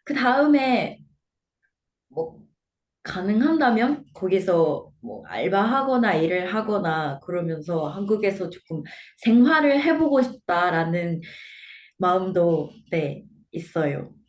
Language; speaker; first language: Korean; non-native, fluent; Japanese